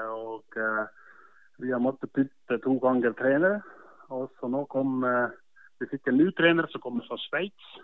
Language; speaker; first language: Norwegian; non-native, fluent; Estonian